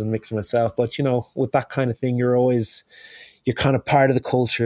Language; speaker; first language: English; native; English